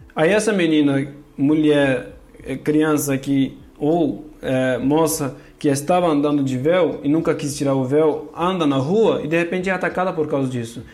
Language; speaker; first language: Portuguese; non-native, fluent; Kurdish